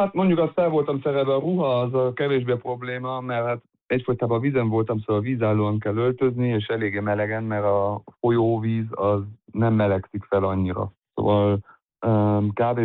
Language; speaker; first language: Hungarian; early bilingual, heritage; Hungarian